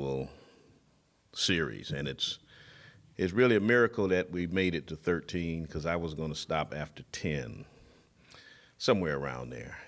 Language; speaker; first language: English; native; English